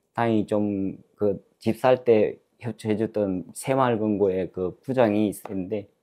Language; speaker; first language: Korean; native; Korean